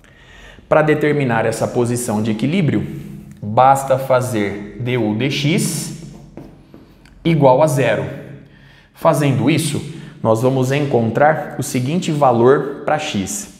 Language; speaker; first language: Portuguese; native; Portuguese